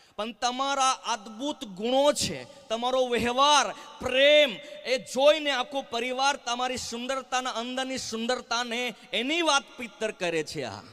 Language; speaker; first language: Gujarati; non-native, local second language; Gamit